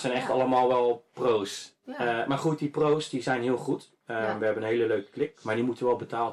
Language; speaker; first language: Dutch; native; Dutch